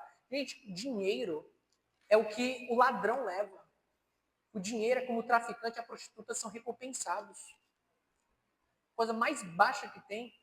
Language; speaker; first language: Portuguese; native; Portuguese